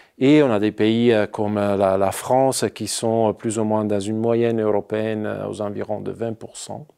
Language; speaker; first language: French; non-native, fluent; Italian